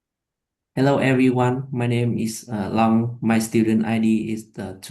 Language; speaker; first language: English; non-native, learner; Vietnamese